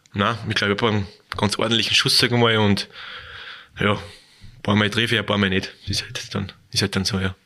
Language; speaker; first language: German; native; German